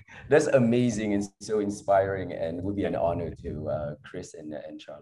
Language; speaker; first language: English; early bilingual, other home language; Vietnamese